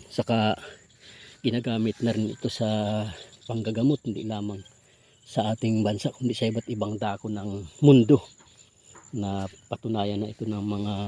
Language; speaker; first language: Filipino; native; Filipino